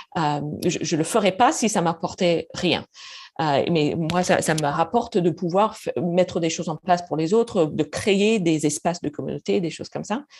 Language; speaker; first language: French; non-native, fluent; English